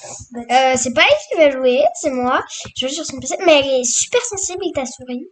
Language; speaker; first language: French; native; French